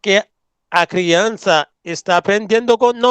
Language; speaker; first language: Portuguese; non-native, learner; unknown